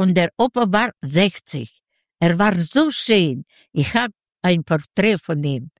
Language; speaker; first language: German; non-native, learner; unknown